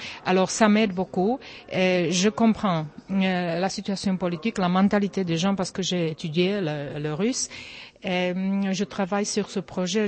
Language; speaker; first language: French; non-native, fluent; Czech